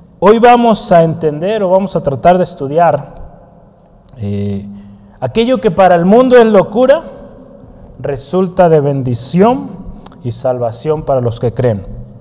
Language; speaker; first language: Spanish; native; Spanish